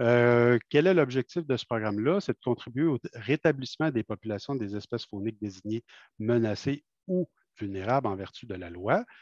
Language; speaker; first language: French; native; French